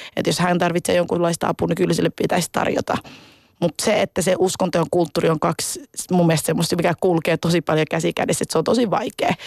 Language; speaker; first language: Finnish; early bilingual, other home language; Somali